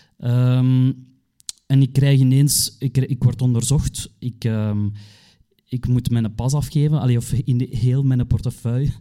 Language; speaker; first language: Dutch; native; Dutch